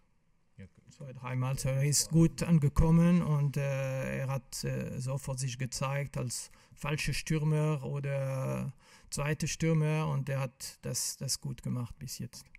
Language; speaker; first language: German; non-native, local second language; French